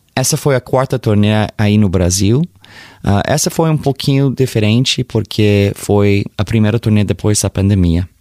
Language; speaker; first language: Portuguese; early bilingual, heritage; Portuguese